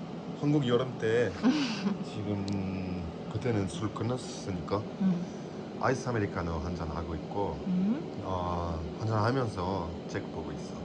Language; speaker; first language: Korean; non-native, learner; French